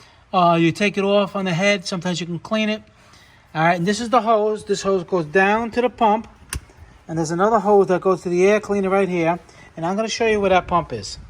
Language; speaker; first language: English; native; English